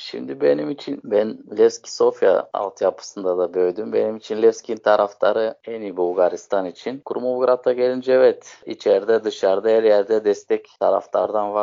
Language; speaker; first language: Turkish; native; Turkish